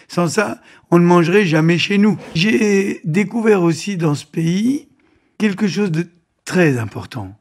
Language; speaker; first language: French; native; French